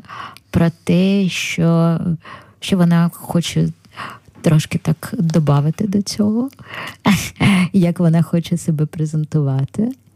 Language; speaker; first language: Ukrainian; native; Ukrainian